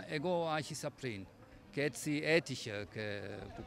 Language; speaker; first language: Greek; non-native, fluent; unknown